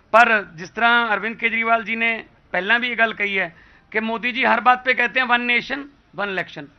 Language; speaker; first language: Hindi; non-native, local second language; Punjabi